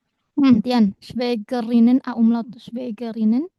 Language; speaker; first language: German; non-native, fluent; Indonesian